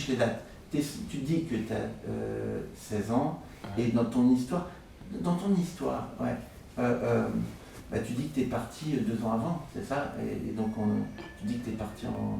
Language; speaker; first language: French; native; French